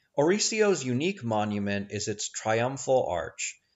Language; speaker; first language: English; native; English